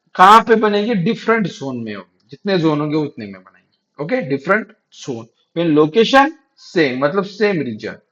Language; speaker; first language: Hindi; non-native, local second language; Marathi